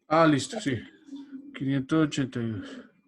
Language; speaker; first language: Spanish; native; Spanish